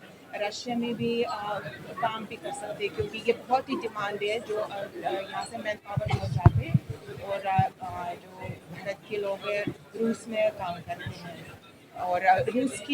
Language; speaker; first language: Hindi; non-native, fluent; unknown